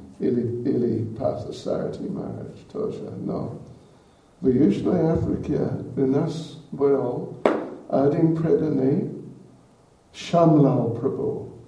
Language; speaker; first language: Russian; non-native, learner; English